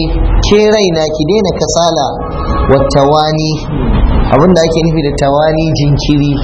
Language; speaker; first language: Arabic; non-native, fluent; Hausa